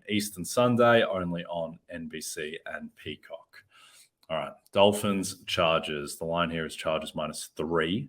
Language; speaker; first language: English; native; English